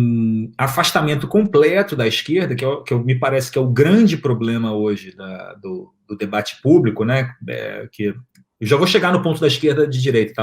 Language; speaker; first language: Portuguese; native; Portuguese